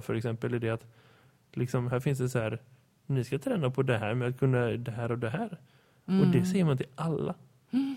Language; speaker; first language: Swedish; native; Swedish